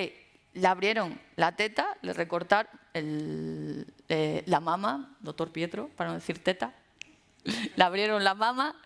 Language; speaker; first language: Spanish; native; Spanish